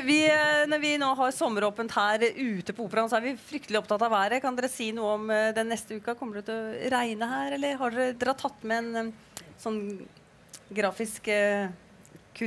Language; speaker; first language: Norwegian; native; Norwegian